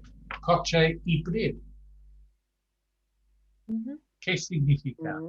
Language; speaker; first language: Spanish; non-native, learner; English